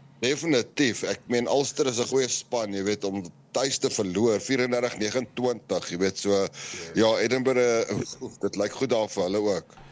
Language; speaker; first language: Afrikaans; native; Afrikaans